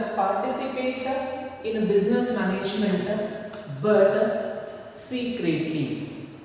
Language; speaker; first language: English; non-native, local second language; Kannada